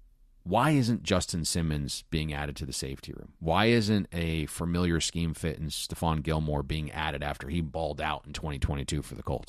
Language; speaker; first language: English; native; English